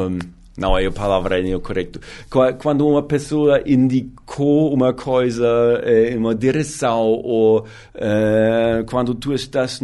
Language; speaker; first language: Portuguese; non-native, learner; German